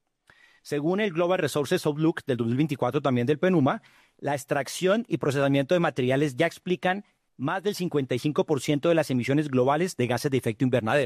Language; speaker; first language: Spanish; native; Spanish